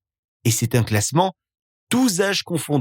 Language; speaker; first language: French; native; French